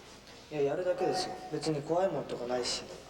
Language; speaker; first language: Japanese; native; Japanese